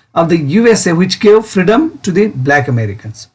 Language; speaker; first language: English; non-native, local second language; Kannada